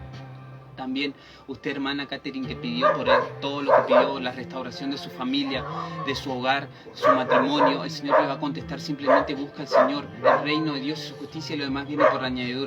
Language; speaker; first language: Spanish; native; Spanish